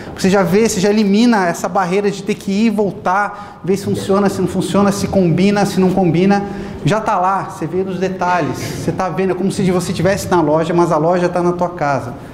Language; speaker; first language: Portuguese; native; Portuguese